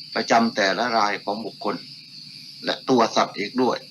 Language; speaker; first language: Thai; native; Thai